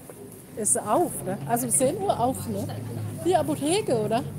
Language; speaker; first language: German; non-native, learner; Thai